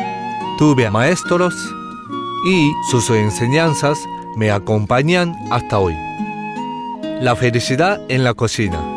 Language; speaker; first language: Spanish; non-native, fluent; Japanese